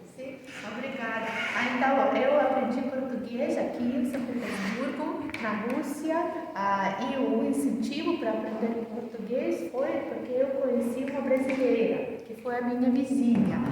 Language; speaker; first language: Portuguese; non-native, fluent; Russian